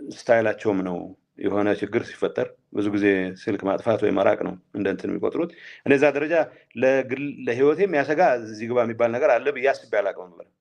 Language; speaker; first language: Amharic; non-native, local second language; Tigrinya